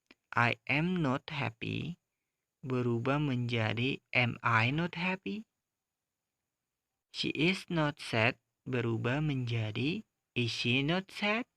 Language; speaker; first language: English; non-native, fluent; Indonesian